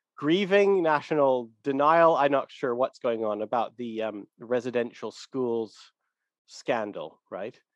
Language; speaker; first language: English; native; English